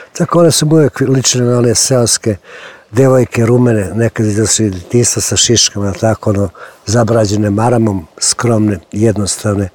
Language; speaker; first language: Serbian; native; Serbian